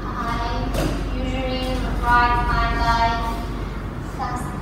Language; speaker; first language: English; non-native, learner; Vietnamese